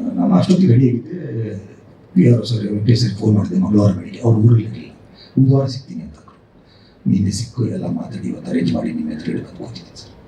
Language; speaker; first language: Kannada; native; Kannada